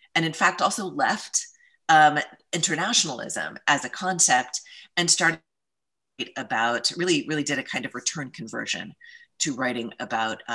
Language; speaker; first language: English; native; English